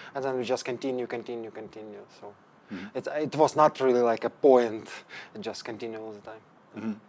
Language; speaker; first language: English; non-native, fluent; Ukrainian